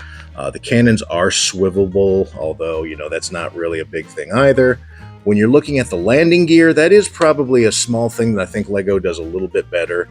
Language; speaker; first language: English; native; English